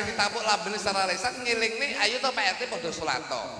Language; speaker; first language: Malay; non-native, local second language; Javanese